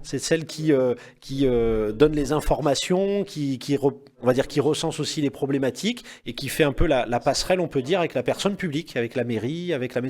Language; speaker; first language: French; native; French